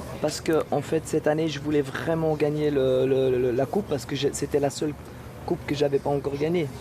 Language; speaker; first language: French; non-native, local second language; Dutch